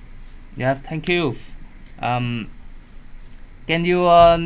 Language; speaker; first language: English; non-native, learner; Vietnamese